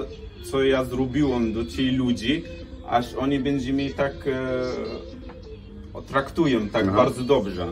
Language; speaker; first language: Polish; non-native, learner; Arabic